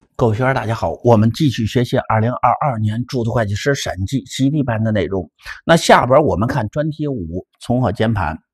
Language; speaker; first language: Chinese; native; Chinese